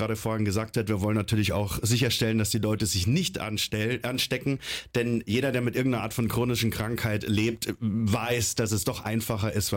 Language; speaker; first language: German; native; German